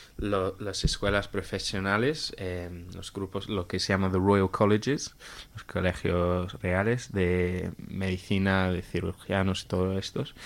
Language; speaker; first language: Spanish; non-native, fluent; English